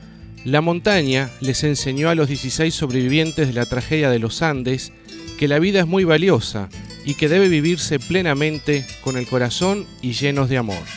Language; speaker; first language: Spanish; native; Spanish